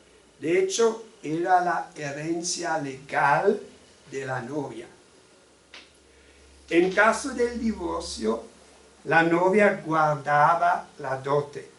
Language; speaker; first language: Spanish; non-native, fluent; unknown